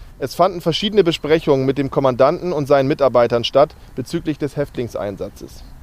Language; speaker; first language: German; native; German